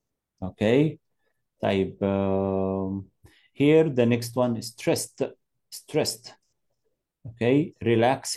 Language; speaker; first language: English; non-native, fluent; Arabic